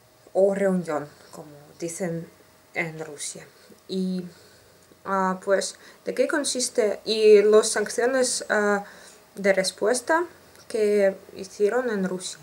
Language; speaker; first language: Spanish; non-native, learner; Russian